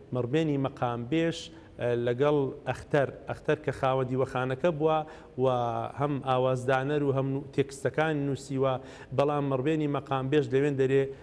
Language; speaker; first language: Central Kurdish; native; Central Kurdish